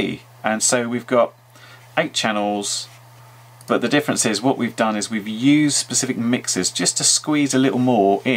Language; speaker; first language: English; native; English